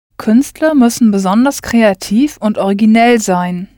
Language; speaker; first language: German; non-native, learner; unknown